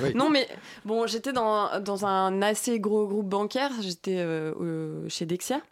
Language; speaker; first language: French; native; French